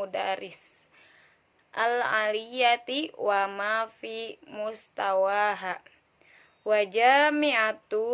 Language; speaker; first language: Arabic; non-native, learner; Indonesian